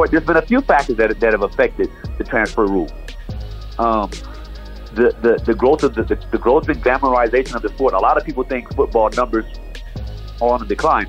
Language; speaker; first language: English; native; English